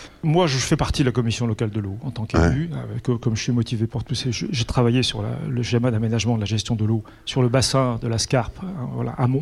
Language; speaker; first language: French; native; French